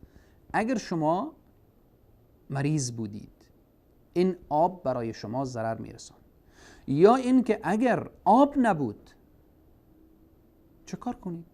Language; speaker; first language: Persian; native; Persian